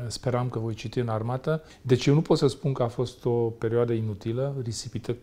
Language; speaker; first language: Romanian; non-native, local second language; Hungarian